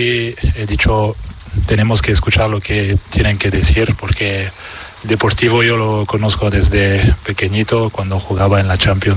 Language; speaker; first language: Spanish; non-native, fluent; French